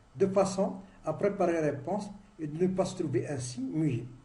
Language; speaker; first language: French; non-native, local second language; Arabic